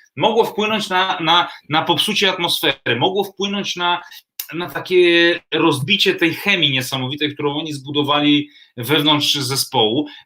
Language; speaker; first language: Polish; native; Polish